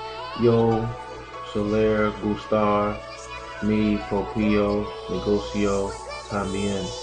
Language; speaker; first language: Spanish; non-native, learner; English